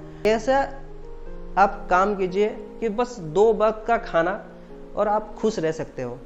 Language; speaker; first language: Hindi; non-native, local second language; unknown